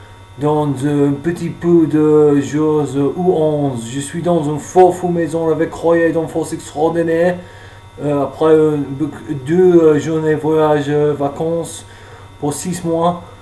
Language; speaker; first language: French; non-native, learner; English